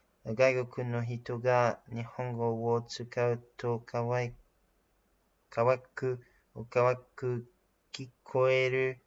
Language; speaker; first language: Japanese; non-native, learner; English